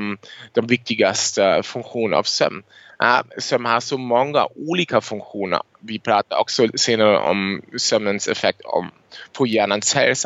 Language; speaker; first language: Swedish; non-native, fluent; German